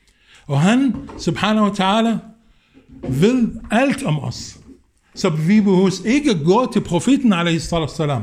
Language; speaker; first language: Danish; non-native, fluent; Arabic